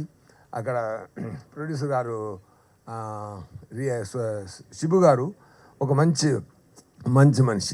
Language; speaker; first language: Telugu; non-native, local second language; Tamil